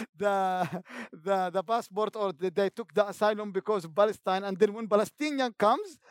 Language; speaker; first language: English; non-native, fluent; Arabic